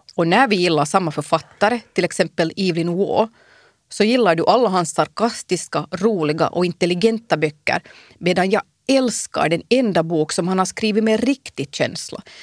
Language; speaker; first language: Swedish; native; Swedish